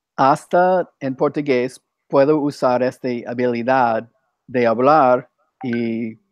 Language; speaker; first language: Spanish; non-native, fluent; English